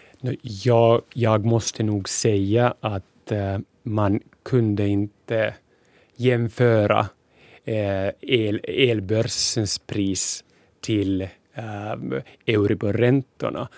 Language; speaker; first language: Swedish; non-native, local second language; Finnish